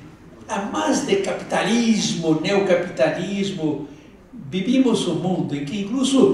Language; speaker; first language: Spanish; non-native, fluent; Portuguese